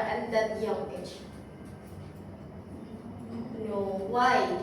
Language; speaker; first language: English; non-native, fluent; Indonesian